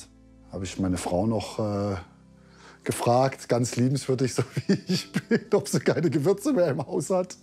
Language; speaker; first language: German; native; German